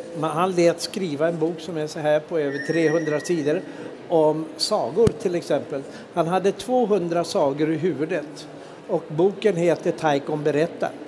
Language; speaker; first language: Swedish; native; Swedish